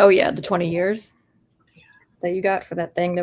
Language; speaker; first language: English; native; English